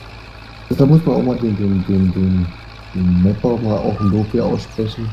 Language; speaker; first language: German; native; German